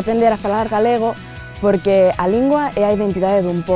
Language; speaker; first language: Galician; non-native, learner; Catalan